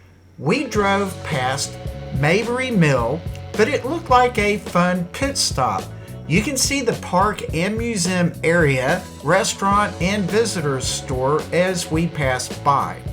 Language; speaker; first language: English; native; English